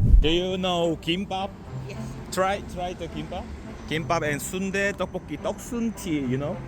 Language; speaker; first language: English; non-native, learner; Korean